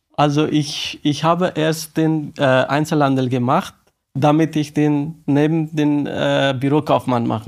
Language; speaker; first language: German; non-native, learner; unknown